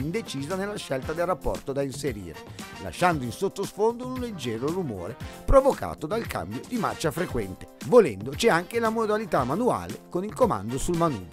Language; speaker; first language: Italian; native; Italian